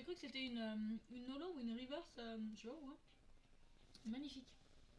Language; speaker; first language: French; native; French